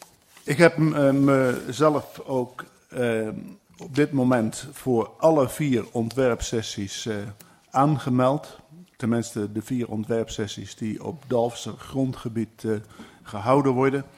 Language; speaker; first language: Dutch; native; Dutch